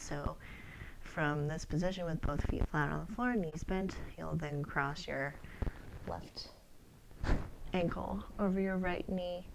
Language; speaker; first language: English; native; English